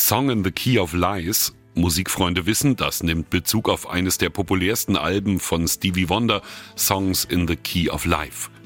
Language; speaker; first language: German; native; German